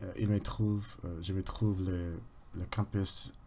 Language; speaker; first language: French; non-native, learner; English